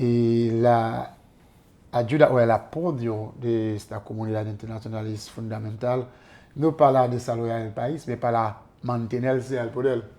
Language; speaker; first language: Spanish; non-native, fluent; Haitian Creole